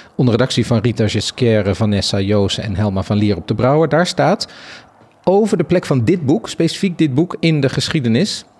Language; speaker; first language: Dutch; native; Dutch